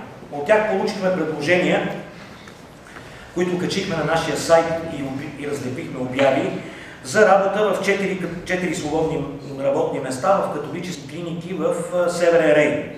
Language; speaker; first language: Bulgarian; native; Bulgarian